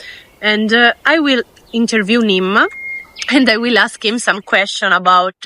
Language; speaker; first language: English; non-native, fluent; Italian